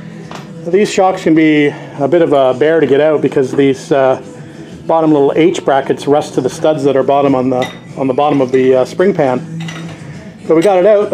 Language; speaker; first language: English; native; English